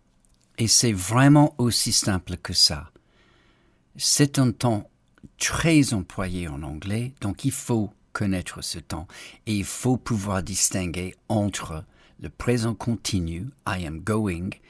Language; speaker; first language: French; non-native, fluent; English